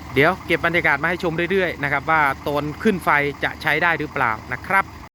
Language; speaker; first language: Thai; native; Thai